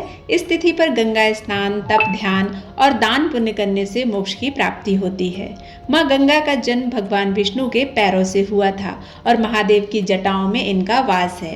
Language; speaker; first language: Hindi; native; Hindi